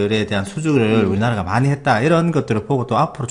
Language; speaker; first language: Korean; native; Korean